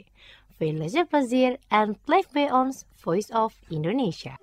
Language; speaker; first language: Dutch; non-native, fluent; Indonesian